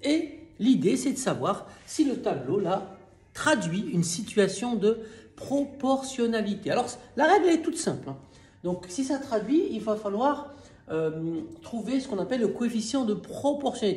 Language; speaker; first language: French; native; French